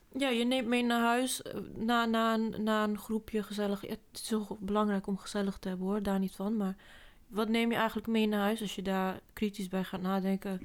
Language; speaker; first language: Dutch; early bilingual, other home language; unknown